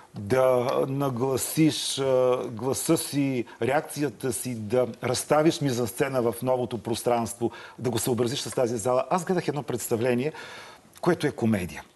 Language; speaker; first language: Bulgarian; native; Bulgarian